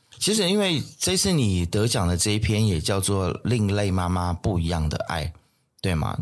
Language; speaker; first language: Chinese; native; Chinese